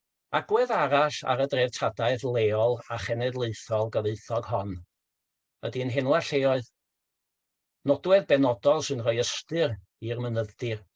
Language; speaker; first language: Welsh; native; Welsh